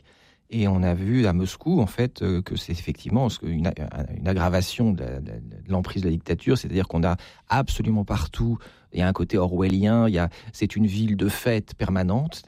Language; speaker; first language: French; native; French